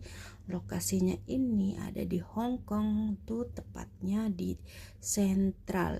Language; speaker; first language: Indonesian; native; Indonesian